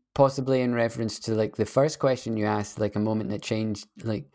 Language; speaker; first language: English; native; English